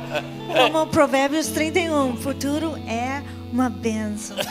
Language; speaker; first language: Portuguese; non-native, fluent; English